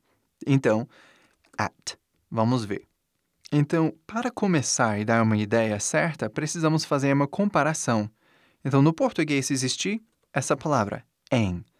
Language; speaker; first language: Portuguese; non-native, fluent; English